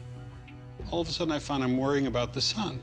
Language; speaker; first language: English; native; English